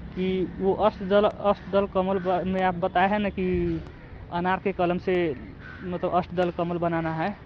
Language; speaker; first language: Hindi; non-native, local second language; Nepali